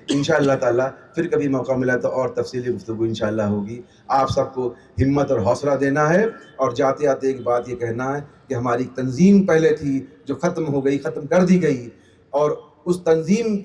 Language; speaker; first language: Hindi; native; Hindi